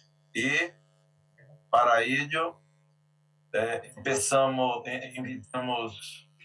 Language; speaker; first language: Spanish; non-native, fluent; Portuguese